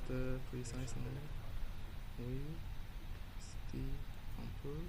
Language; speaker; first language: French; non-native, learner; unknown